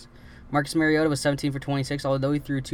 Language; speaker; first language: English; native; English